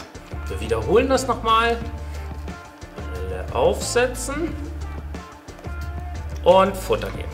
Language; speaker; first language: German; native; German